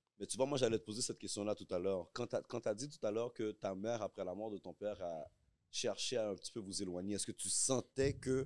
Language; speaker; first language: French; native; French